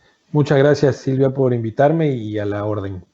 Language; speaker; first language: Spanish; native; Spanish